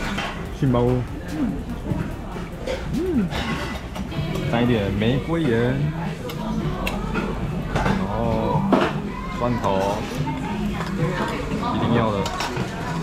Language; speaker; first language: Chinese; native; Chinese